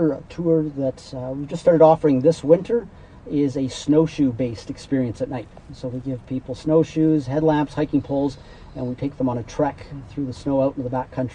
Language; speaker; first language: English; native; English